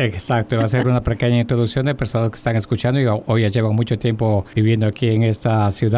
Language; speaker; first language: Spanish; native; Spanish